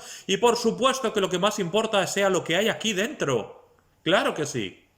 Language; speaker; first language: Spanish; native; Spanish